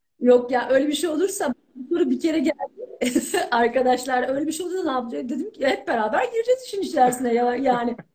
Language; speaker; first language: Turkish; native; Turkish